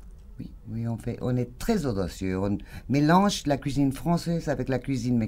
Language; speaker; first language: French; non-native, fluent; Spanish